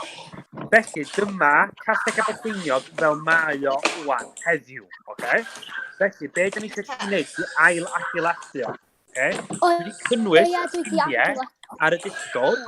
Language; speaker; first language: Welsh; native; Welsh